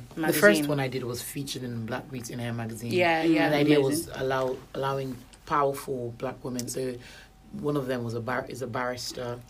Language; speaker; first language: English; non-native, local second language; Yoruba